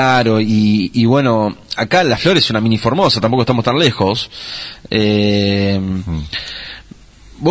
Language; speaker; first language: Spanish; native; Spanish